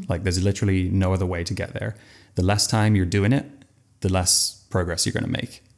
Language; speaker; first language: English; native; English